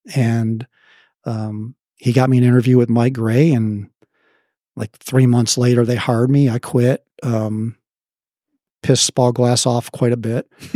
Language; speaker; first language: English; native; English